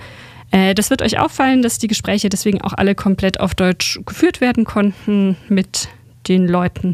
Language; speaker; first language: German; native; German